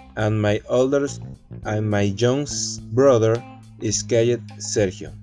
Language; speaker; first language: English; non-native, learner; Spanish